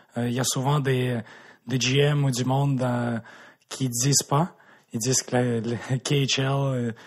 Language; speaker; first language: French; native; French